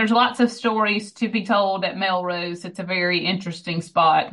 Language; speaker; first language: English; native; English